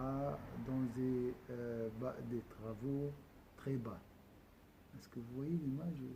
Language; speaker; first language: French; non-native, local second language; Arabic